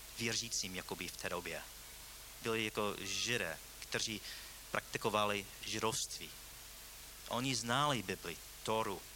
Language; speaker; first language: Czech; non-native, fluent; English